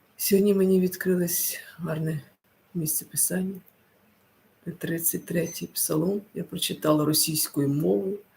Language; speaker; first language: Ukrainian; non-native, local second language; Russian